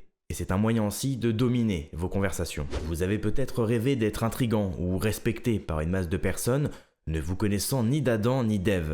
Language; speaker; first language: French; native; French